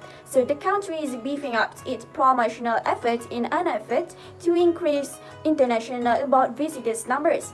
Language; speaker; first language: English; non-native, learner; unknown